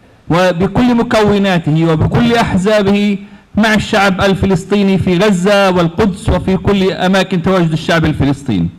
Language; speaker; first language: Arabic; native; Arabic